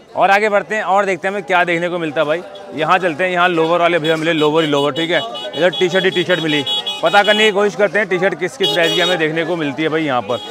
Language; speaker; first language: Hindi; native; Hindi